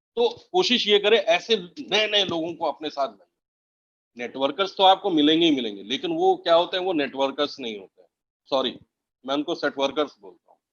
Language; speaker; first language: Hindi; native; Hindi